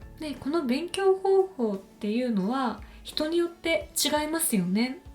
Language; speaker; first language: Japanese; native; Japanese